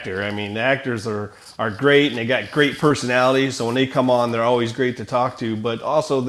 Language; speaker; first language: English; native; English